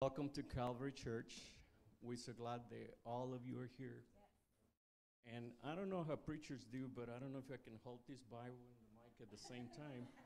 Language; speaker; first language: English; native; English